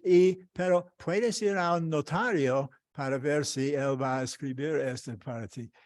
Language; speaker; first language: Spanish; non-native, fluent; English